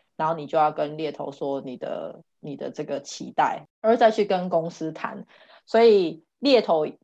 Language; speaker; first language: Chinese; native; Chinese